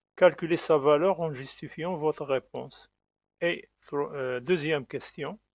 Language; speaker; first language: French; non-native, local second language; Arabic